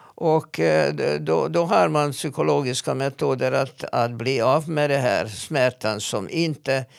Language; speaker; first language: Swedish; non-native, fluent; Hungarian